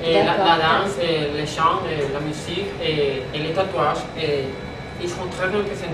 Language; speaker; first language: French; non-native, learner; Spanish